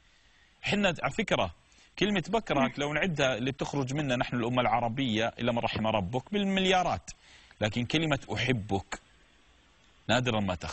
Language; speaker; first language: Arabic; native; Arabic